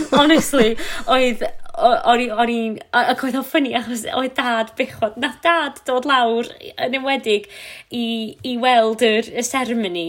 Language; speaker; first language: Welsh; non-native, local second language; English